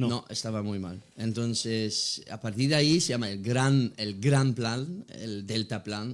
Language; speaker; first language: Spanish; non-native, fluent; Dutch